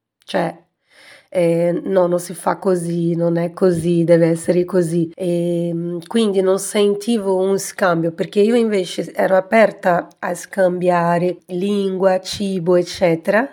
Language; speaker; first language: Italian; non-native, fluent; Portuguese